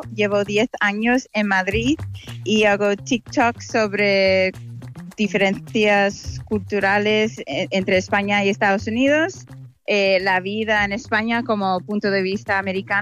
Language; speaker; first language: Spanish; non-native, fluent; English